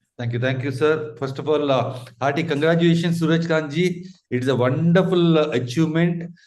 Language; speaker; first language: Hindi; non-native, local second language; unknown